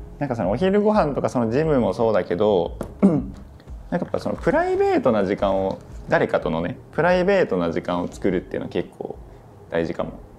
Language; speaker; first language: Japanese; native; Japanese